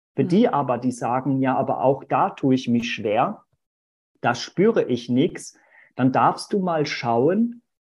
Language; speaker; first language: German; early bilingual, other home language; Portuguese